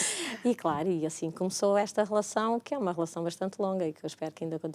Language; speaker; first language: Portuguese; native; Portuguese